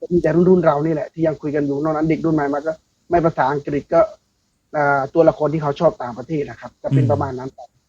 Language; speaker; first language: Thai; non-native, local second language; Northern Khmer